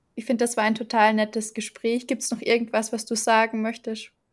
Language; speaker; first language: German; native; German